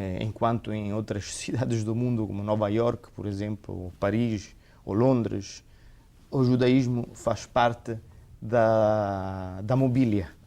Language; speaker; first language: Portuguese; non-native, fluent; Italian